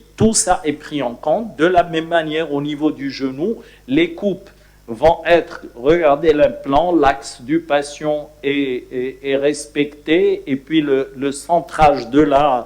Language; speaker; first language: French; non-native, local second language; Arabic